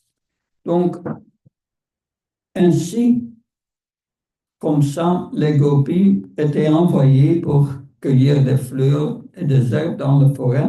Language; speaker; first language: French; non-native, fluent; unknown